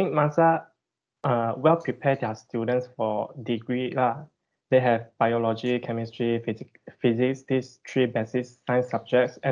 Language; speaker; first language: English; non-native, local second language; Chinese